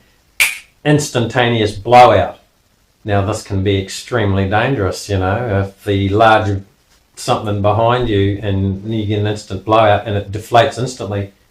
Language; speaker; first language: English; native; English